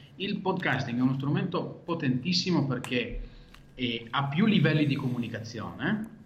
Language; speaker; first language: Italian; non-native, fluent; Hebrew